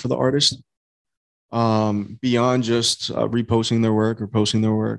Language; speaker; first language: English; native; English